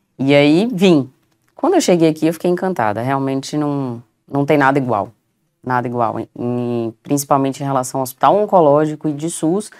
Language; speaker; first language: Portuguese; native; Portuguese